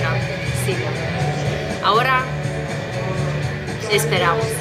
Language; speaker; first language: Spanish; non-native, fluent; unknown